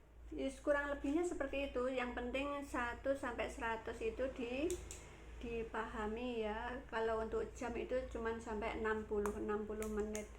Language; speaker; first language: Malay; non-native, local second language; Javanese